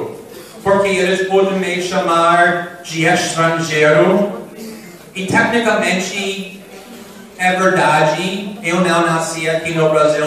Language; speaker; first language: Portuguese; non-native, fluent; English